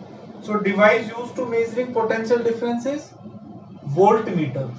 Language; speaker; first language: English; non-native, local second language; Hindi